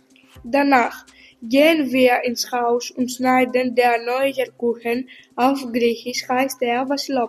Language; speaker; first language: German; non-native, learner; Greek